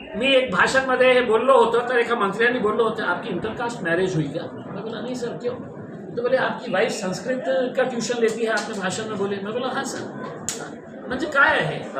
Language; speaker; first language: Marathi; non-native, local second language; Urdu